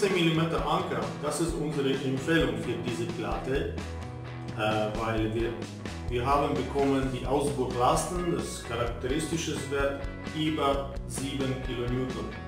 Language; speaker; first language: German; non-native, learner; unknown